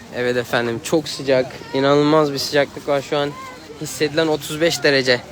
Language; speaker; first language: Turkish; native; Turkish